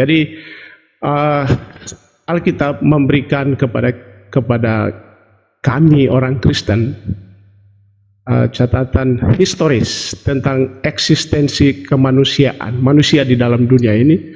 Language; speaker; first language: Indonesian; native; Indonesian